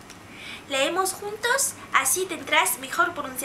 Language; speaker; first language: Spanish; non-native, learner; Chinese